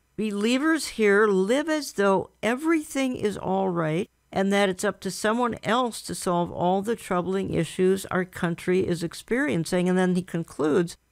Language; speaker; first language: English; native; English